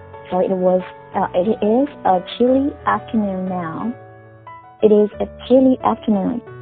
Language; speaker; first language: English; non-native, fluent; Chinese